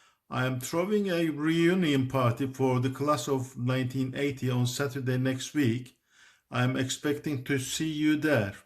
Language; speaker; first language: English; non-native, fluent; Turkish